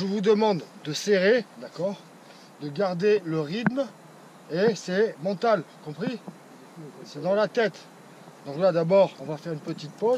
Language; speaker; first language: French; native; French